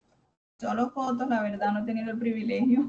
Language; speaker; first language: Spanish; native; Spanish